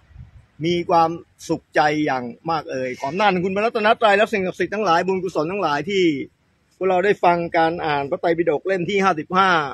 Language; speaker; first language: Thai; native; Thai